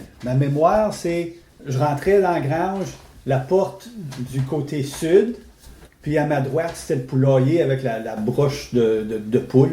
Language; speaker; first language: French; native; French